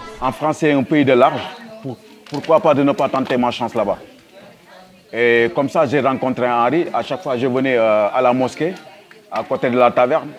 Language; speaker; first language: French; non-native, local second language; Wolof